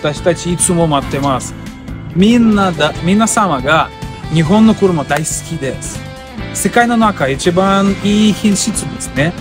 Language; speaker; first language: Japanese; non-native, learner; Russian